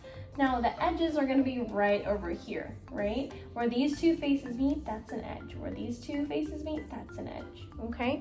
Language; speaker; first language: English; native; English